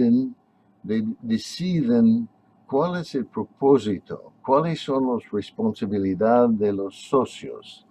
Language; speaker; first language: Spanish; non-native, fluent; English